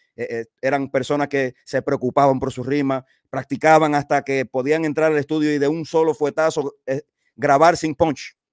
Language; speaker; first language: Spanish; native; Spanish